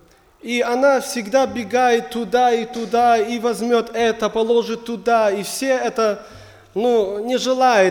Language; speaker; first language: Russian; non-native, learner; German